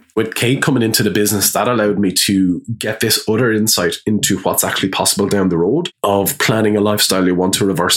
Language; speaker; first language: English; native; English